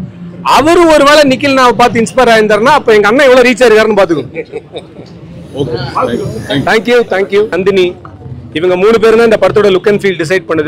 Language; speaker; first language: Tamil; native; Tamil